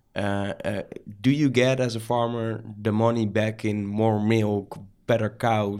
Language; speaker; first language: English; non-native, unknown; Dutch